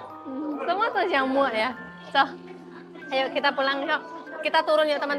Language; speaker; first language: Chinese; non-native, learner; Indonesian